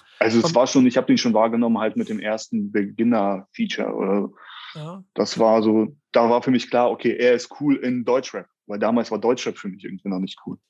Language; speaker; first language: German; early bilingual, other home language; Russian